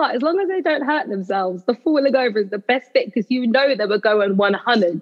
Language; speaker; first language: English; native; English